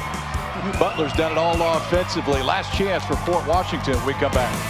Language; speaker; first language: English; native; English